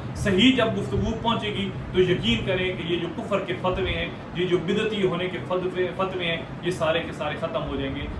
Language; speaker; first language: Urdu; non-native, local second language; Punjabi